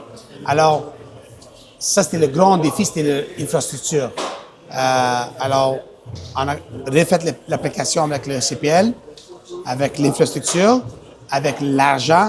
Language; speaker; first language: French; non-native, local second language; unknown